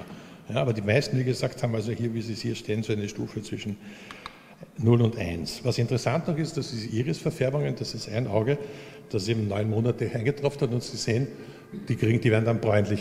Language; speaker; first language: German; native; German